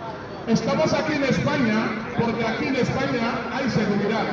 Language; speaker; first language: Spanish; non-native, learner; Igbo